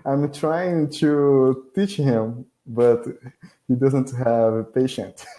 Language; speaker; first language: English; non-native, learner; Portuguese